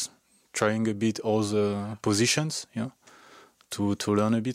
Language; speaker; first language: English; non-native, fluent; French